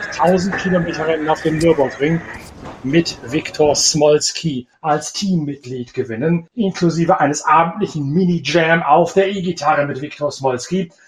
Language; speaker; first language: German; native; German